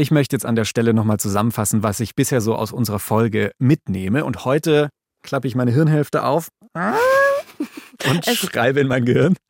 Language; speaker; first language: German; native; German